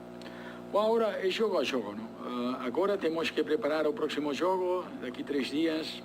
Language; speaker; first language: Portuguese; non-native, fluent; Spanish